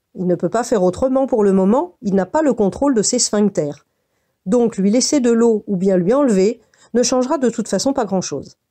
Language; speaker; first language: French; native; French